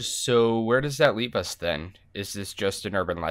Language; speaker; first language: English; native; English